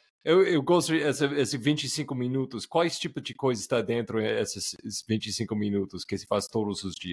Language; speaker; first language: Portuguese; non-native, fluent; English